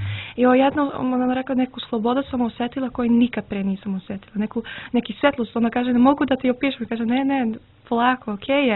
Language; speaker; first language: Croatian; early bilingual, heritage; Serbian